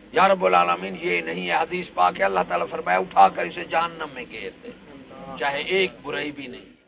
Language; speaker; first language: Urdu; non-native, local second language; Punjabi